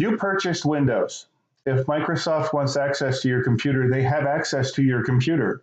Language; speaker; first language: English; native; English